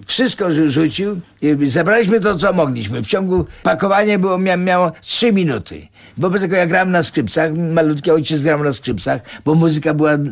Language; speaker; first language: Polish; native; Polish